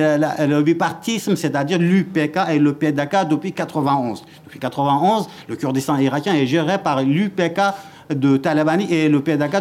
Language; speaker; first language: French; non-native, fluent; Kurdish